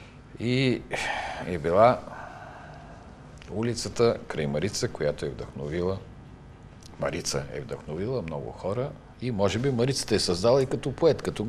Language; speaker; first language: Bulgarian; native; Bulgarian